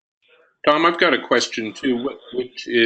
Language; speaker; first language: English; native; English